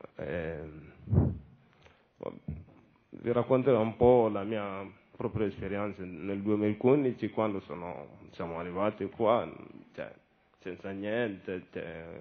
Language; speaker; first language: Italian; non-native, fluent; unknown